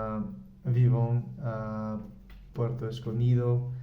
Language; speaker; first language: French; non-native, learner; Spanish